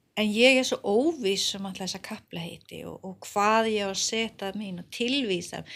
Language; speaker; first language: Icelandic; native; Icelandic